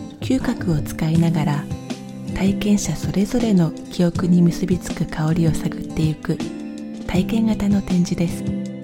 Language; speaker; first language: Japanese; native; Japanese